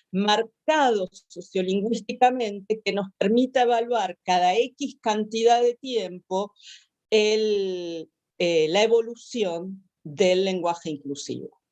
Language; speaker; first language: Spanish; native; Spanish